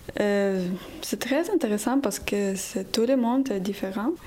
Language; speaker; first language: French; non-native, learner; Ukrainian